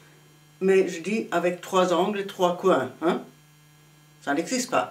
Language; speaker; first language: French; non-native, fluent; German